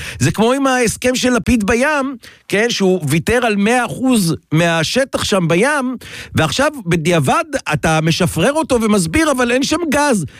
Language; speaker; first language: Hebrew; native; Hebrew